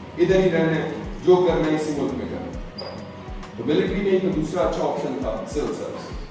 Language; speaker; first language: Urdu; non-native, local second language; Pahari-Potwari